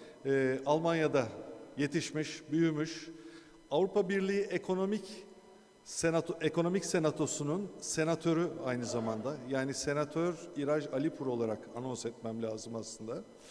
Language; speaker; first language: Turkish; native; Turkish